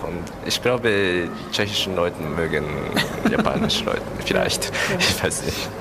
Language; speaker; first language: German; non-native, learner; Japanese